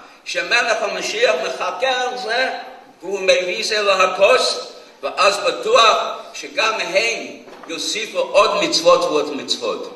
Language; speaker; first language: Hebrew; non-native, fluent; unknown